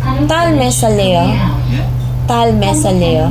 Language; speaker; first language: Korean; non-native, learner; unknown